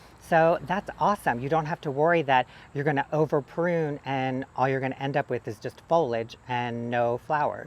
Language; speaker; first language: English; native; English